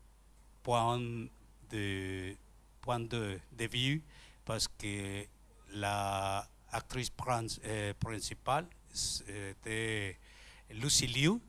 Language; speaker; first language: French; non-native, learner; Spanish